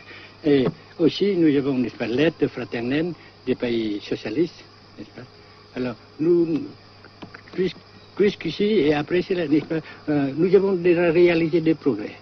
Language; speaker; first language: French; non-native, fluent; Vietnamese